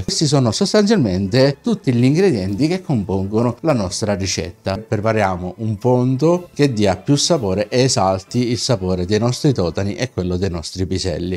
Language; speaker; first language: Italian; native; Italian